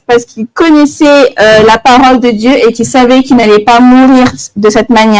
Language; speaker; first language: French; native; French